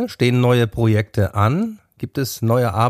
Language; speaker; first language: German; native; German